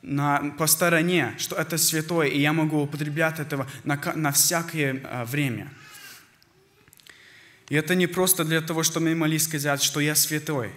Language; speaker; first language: Russian; early bilingual, heritage; Russian